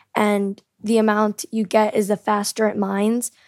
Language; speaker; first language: English; early bilingual, heritage; Korean